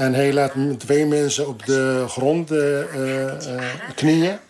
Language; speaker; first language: Dutch; non-native, fluent; Arabic